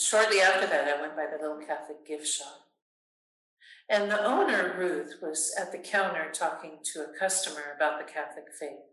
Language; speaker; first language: English; native; English